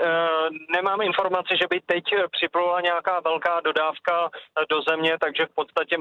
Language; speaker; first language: Czech; native; Czech